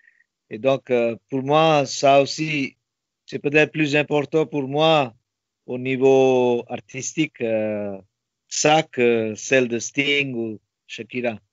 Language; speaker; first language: French; non-native, fluent; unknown